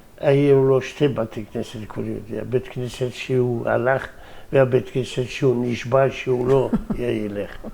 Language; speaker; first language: Hebrew; non-native, fluent; French